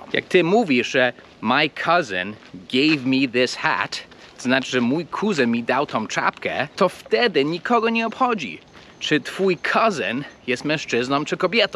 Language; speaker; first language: Polish; non-native, fluent; English